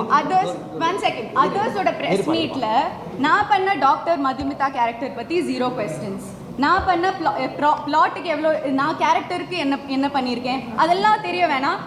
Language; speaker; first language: Tamil; non-native, local second language; Malayalam